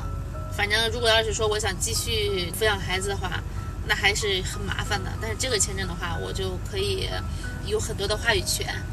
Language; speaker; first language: Chinese; native; Chinese